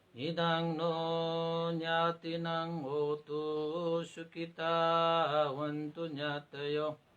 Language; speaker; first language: Nepali; non-native, local second language; Newari